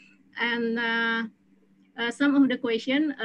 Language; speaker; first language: English; non-native, fluent; Indonesian